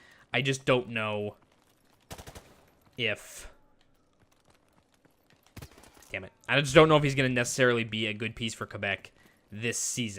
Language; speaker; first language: English; native; English